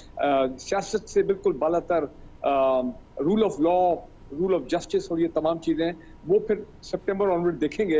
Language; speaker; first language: Urdu; native; Urdu